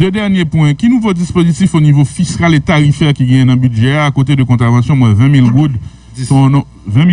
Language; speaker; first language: French; non-native, local second language; Haitian Creole